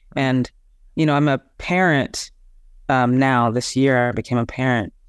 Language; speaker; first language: English; native; English